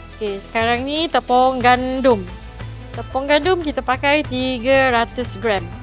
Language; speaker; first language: Malay; native; Malay